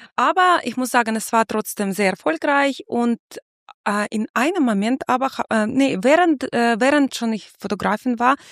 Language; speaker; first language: German; non-native, fluent; Russian